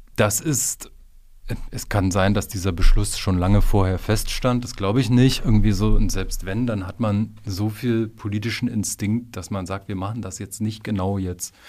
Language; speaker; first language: German; native; German